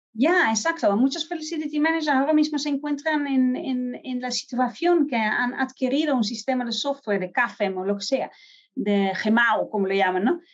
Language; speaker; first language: Spanish; non-native, fluent; Dutch